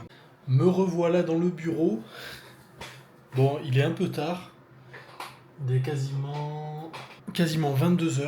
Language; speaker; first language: French; native; French